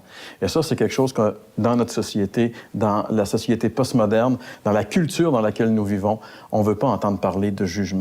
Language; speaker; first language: French; native; French